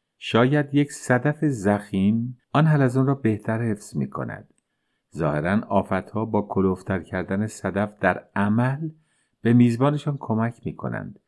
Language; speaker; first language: Persian; native; Persian